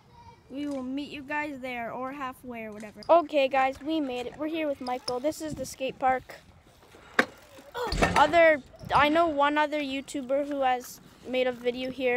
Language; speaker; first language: English; native; English